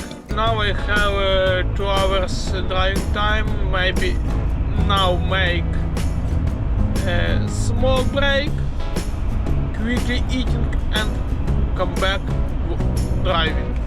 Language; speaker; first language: English; non-native, learner; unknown